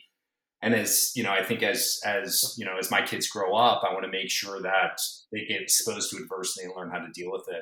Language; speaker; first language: English; native; English